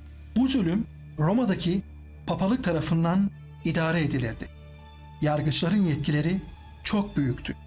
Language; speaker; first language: Turkish; native; Turkish